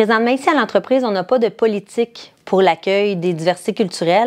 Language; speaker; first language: French; native; French